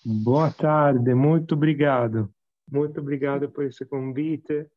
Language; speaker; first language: Portuguese; non-native, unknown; Italian